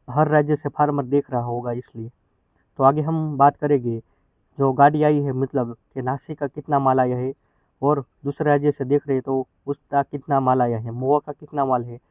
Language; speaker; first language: Hindi; non-native, local second language; Gujarati